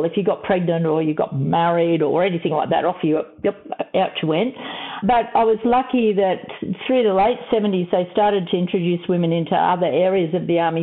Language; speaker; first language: English; native; English